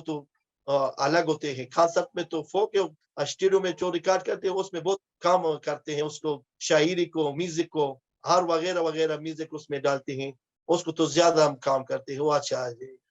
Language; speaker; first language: Hindi; non-native, fluent; Pashto